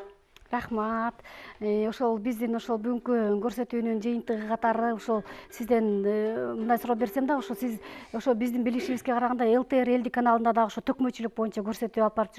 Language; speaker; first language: Kyrgyz; native; Kyrgyz